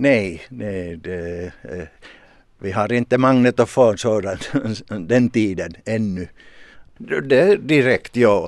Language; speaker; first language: Swedish; non-native, local second language; Finnish